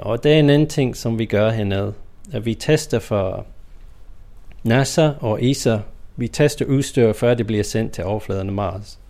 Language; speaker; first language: Danish; non-native, fluent; English